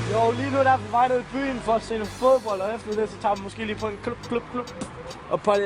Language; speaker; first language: Danish; native; Danish